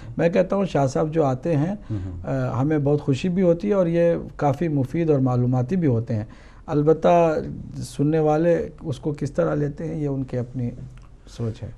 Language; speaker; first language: Urdu; native; Urdu